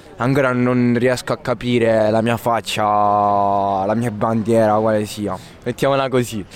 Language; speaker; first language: Italian; early bilingual, other home language; Arabic